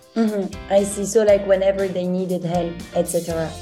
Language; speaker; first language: English; non-native, fluent; French